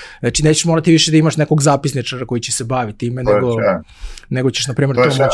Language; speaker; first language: Serbian; native; Serbian